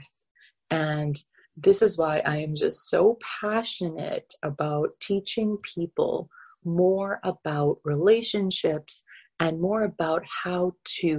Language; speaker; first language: English; native; English